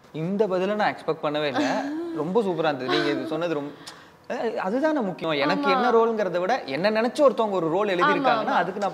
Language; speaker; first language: Tamil; native; Tamil